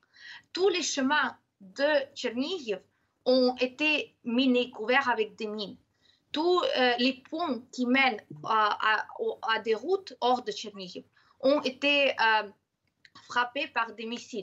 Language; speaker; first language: French; non-native, fluent; Ukrainian